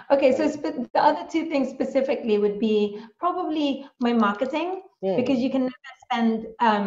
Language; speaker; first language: English; native; English